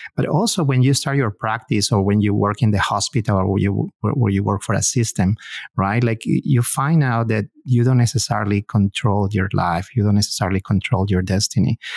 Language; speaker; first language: English; non-native, fluent; Spanish